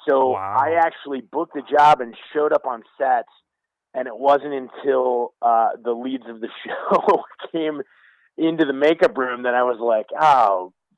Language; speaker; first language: English; native; English